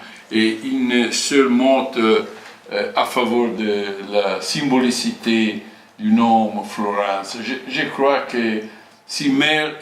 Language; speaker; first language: French; non-native, fluent; Italian